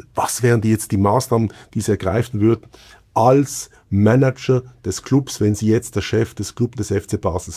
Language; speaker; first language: German; native; German